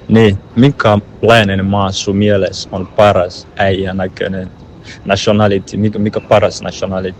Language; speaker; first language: Finnish; non-native, learner; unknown